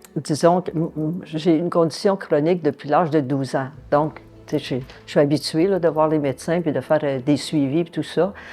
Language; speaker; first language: French; native; French